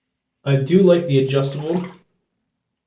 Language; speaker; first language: English; native; English